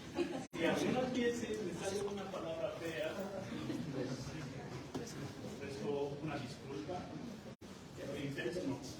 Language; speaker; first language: Spanish; non-native, fluent; Persian